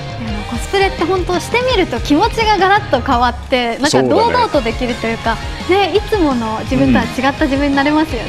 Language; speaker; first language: Japanese; native; Japanese